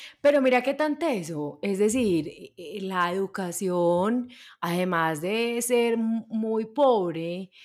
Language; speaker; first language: Spanish; native; Spanish